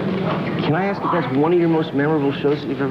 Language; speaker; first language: English; native; English